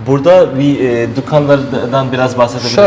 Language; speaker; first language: Turkish; non-native, fluent; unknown